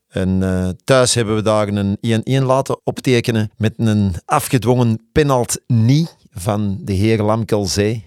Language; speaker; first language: Dutch; native; Dutch